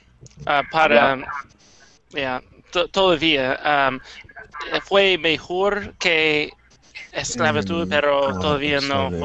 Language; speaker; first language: Spanish; non-native, learner; English